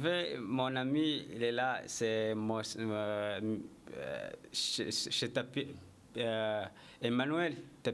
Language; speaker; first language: French; non-native, learner; Kinyarwanda